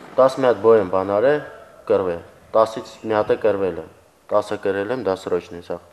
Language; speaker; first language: Armenian; early bilingual, heritage; Armenian